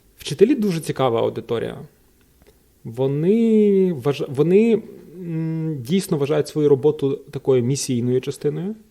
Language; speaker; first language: Ukrainian; native; Ukrainian